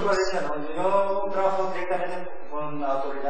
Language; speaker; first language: Spanish; non-native, learner; Korean